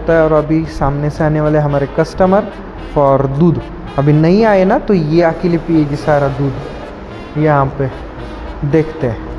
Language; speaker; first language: Hindi; non-native, local second language; Marathi